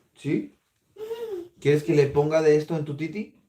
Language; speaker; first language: Spanish; early bilingual, heritage; Spanish